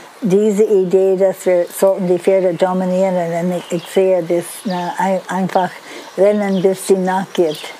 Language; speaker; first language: German; non-native, learner; Dutch